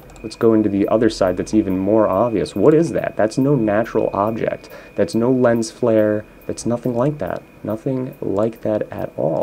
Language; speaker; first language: English; native; English